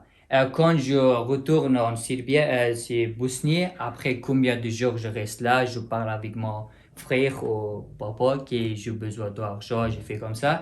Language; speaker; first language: French; non-native, learner; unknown